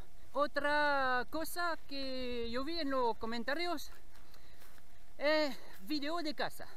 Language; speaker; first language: Spanish; non-native, learner; French